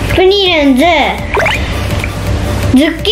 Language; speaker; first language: Japanese; native; Japanese